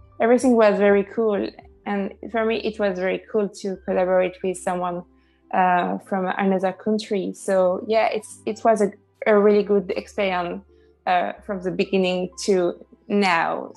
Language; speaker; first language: English; non-native, fluent; French